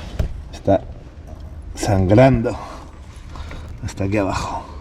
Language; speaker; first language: Spanish; native; Spanish